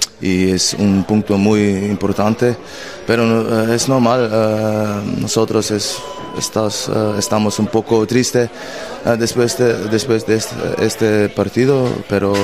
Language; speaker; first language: Spanish; non-native, learner; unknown